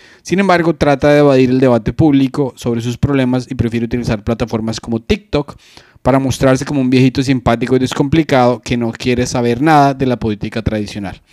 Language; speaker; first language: Spanish; native; Spanish